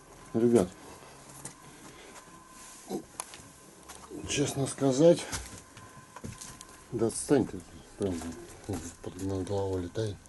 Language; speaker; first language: Russian; native; Russian